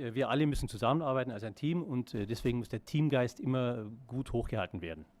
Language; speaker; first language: German; native; German